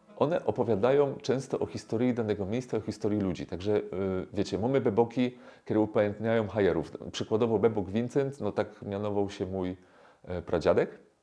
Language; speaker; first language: Polish; native; Polish